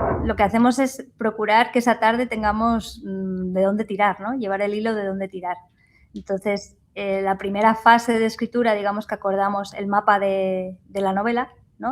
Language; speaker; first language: Spanish; native; Spanish